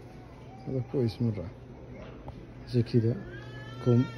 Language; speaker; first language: Arabic; non-native, learner; Bangla